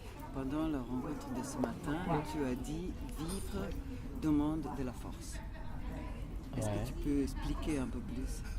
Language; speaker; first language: French; non-native, fluent; Italian